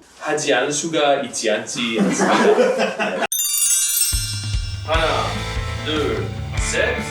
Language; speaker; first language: Korean; non-native, fluent; Greek